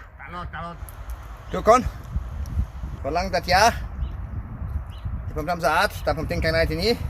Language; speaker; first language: Thai; non-native, learner; German